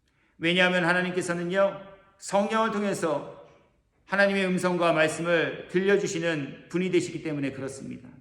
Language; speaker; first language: Korean; native; Korean